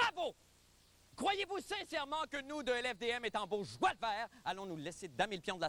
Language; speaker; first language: French; native; French